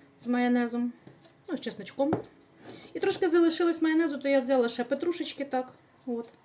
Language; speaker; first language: Ukrainian; native; Ukrainian